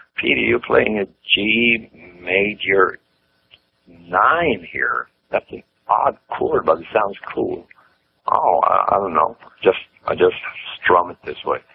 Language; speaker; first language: English; non-native, fluent; Swedish